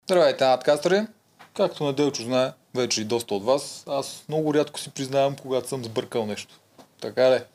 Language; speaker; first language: Bulgarian; native; Bulgarian